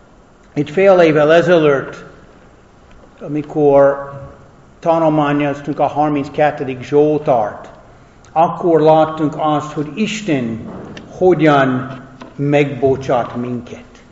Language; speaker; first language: Hungarian; non-native, fluent; English